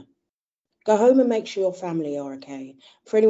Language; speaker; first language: English; native; English